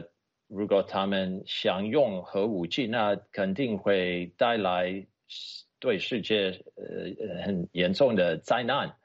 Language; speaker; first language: Chinese; non-native, fluent; English